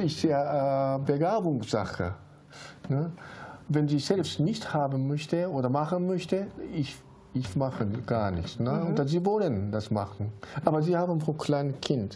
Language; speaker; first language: German; non-native, learner; Japanese